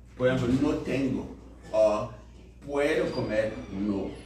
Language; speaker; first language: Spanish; non-native, fluent; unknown